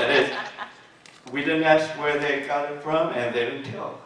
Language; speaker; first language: English; native; English